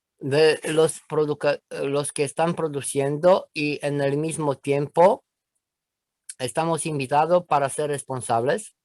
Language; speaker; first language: Spanish; non-native, learner; Romanian